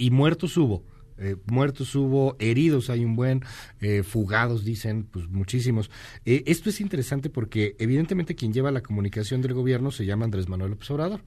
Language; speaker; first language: Spanish; native; Spanish